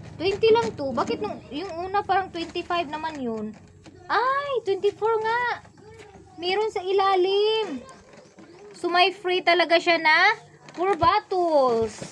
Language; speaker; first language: Filipino; non-native, local second language; Cebuano